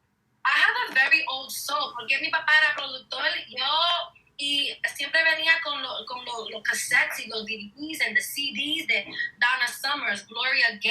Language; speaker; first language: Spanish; early bilingual, heritage; Spanish